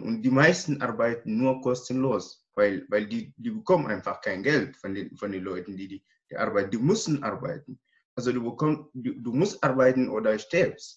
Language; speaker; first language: German; non-native, learner; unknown